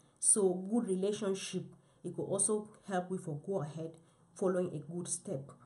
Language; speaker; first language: Nigerian Pidgin; native; Nigerian Pidgin